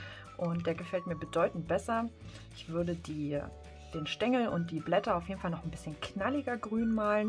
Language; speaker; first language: German; native; German